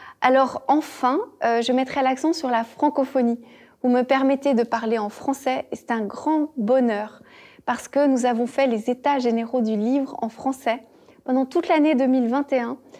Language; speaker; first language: French; native; French